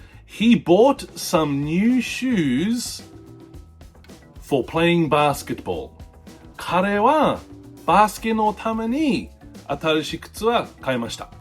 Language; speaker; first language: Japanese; non-native, fluent; English